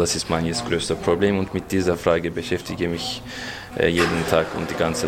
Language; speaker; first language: German; non-native, fluent; Turkish